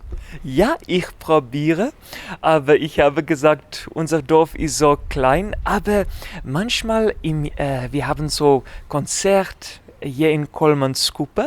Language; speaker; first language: German; non-native, learner; Afrikaans